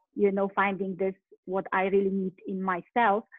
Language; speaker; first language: English; non-native, fluent; Polish